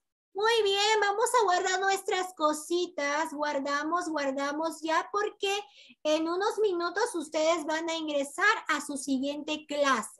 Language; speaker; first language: Spanish; native; Spanish